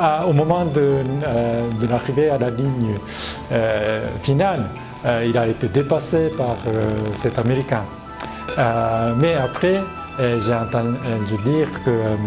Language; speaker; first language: French; non-native, fluent; Japanese